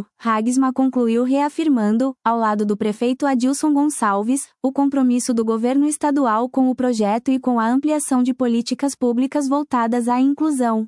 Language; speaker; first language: Portuguese; native; Portuguese